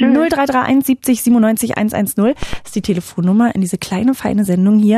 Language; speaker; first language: German; native; German